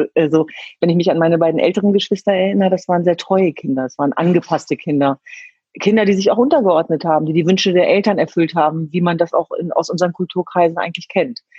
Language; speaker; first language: German; early bilingual, other home language; Kurdish